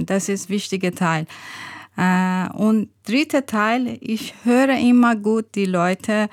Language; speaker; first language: German; non-native, learner; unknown